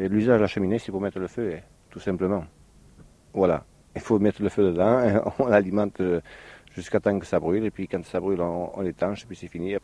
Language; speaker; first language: French; native; French